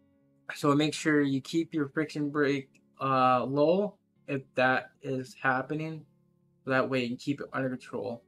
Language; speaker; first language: English; native; English